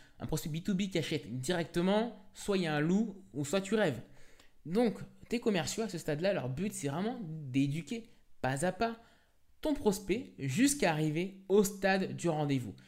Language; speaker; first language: French; native; French